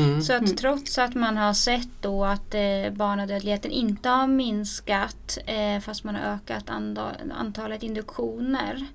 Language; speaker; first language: Swedish; native; Swedish